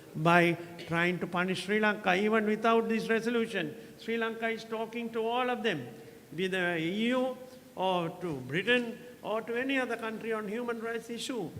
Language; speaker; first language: English; non-native, local second language; Sinhala